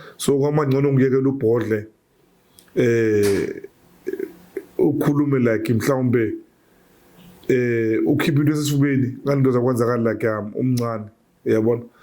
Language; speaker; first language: Zulu; native; Zulu